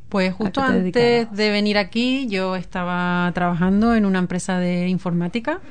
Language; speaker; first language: Spanish; native; Spanish